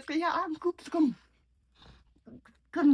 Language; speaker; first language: French; non-native, learner; Mongolian